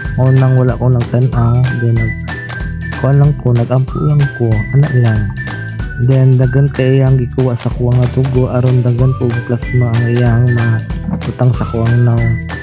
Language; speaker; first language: Cebuano; native; Cebuano